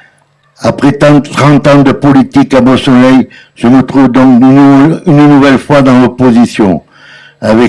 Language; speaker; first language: French; native; French